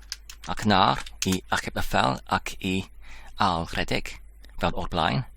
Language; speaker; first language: Welsh; non-native, learner; English